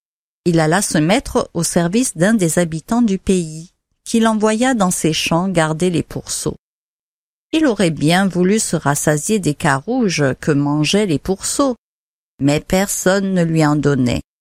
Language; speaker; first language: French; native; French